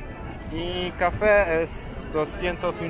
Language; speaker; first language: Spanish; non-native, learner; Polish